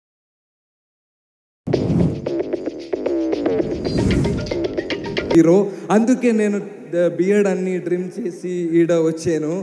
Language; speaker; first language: Telugu; non-native, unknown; Malayalam